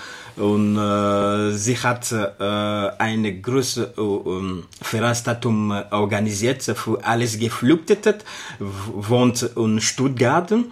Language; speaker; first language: German; non-native, learner; Arabic